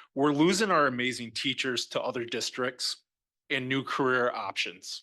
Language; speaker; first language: English; native; English